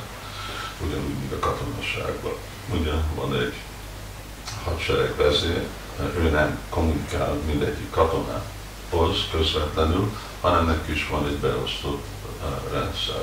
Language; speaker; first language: Hungarian; early bilingual, heritage; Hungarian